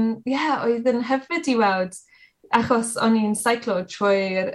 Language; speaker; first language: Welsh; non-native, learner; English